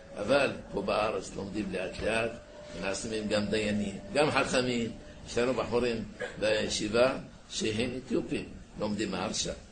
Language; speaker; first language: Hebrew; early bilingual, other home language; Arabic